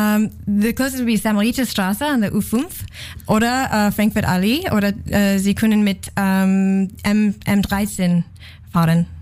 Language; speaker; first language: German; non-native, learner; English